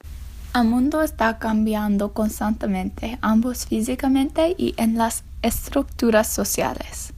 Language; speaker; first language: Spanish; non-native, learner; English